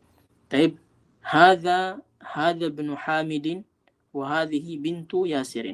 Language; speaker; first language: Arabic; non-native, fluent; Filipino